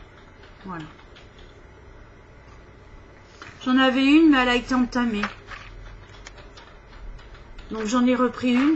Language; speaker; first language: French; native; French